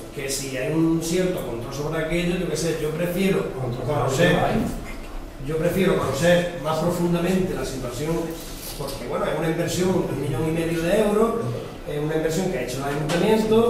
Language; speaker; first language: Spanish; native; Spanish